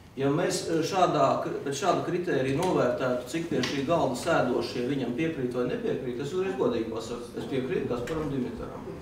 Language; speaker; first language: Latvian; non-native, local second language; Russian